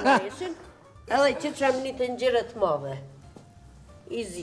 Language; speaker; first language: Albanian; native; Albanian